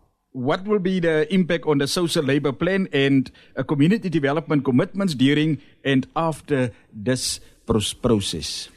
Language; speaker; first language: English; non-native, local second language; Afrikaans